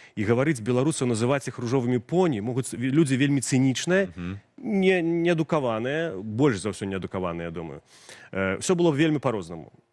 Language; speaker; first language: Belarusian; non-native, local second language; Russian